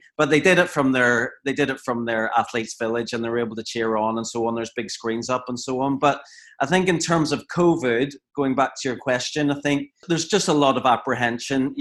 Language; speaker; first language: English; native; English